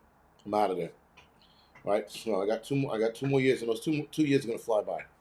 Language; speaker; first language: English; native; English